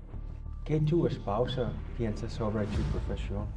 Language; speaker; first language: Spanish; non-native, learner; English